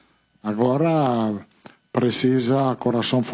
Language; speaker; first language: Portuguese; non-native, fluent; Italian